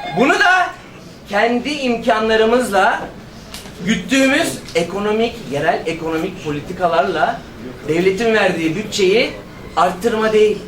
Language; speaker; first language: Turkish; native; Turkish